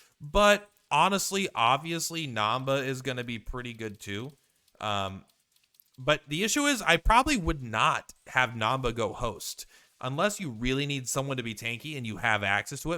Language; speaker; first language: English; native; English